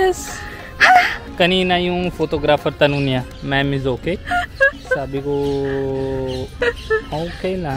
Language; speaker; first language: Filipino; non-native, learner; Hindi